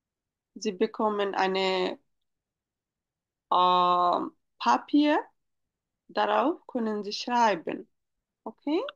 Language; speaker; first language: German; non-native, fluent; Bangla